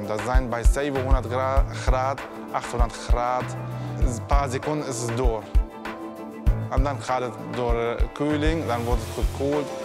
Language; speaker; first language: Dutch; early bilingual, other home language; Arabic